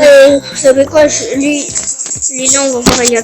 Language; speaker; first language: French; early bilingual, other home language; Romanian